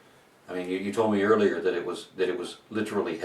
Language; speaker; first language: English; native; English